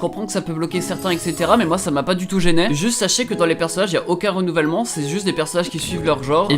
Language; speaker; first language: French; native; French